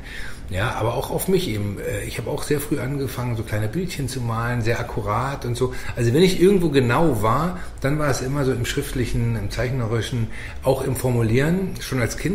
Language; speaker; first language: German; native; German